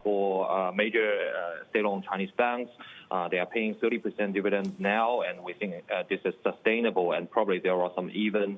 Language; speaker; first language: English; non-native, fluent; Chinese